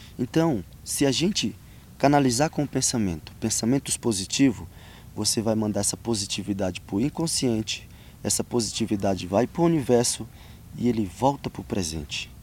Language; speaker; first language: Portuguese; non-native, local second language; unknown